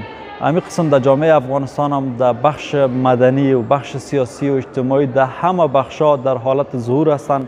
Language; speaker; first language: Persian; native; Persian